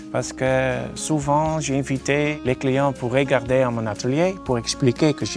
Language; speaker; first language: French; non-native, learner; Dutch